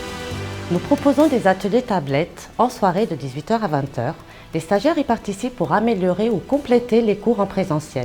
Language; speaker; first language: French; native; French